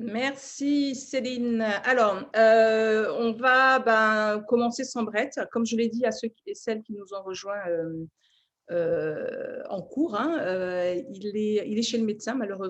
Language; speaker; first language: French; native; French